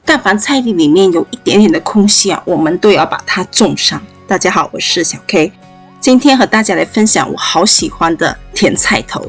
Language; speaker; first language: Chinese; native; Chinese